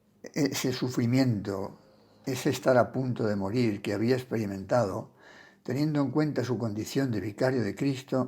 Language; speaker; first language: Spanish; native; Spanish